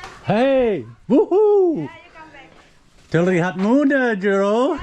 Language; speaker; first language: Indonesian; non-native, learner; English